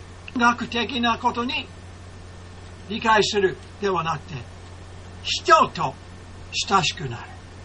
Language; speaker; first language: Japanese; non-native, fluent; English